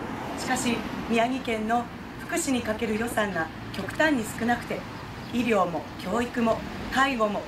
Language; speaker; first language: Japanese; native; Japanese